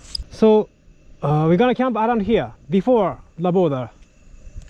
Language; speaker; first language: English; non-native, learner; Japanese